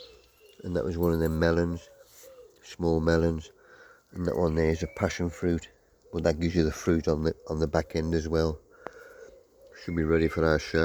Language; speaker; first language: English; native; English